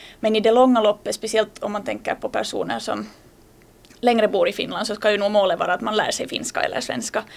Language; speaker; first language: Swedish; native; Swedish